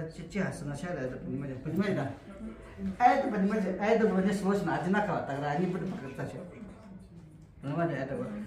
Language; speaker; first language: Russian; non-native, learner; Chinese